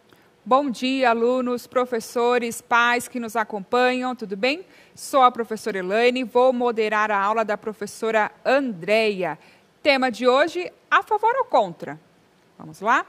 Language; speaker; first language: Portuguese; native; Portuguese